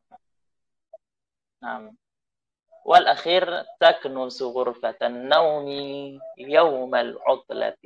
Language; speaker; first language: Arabic; non-native, fluent; Indonesian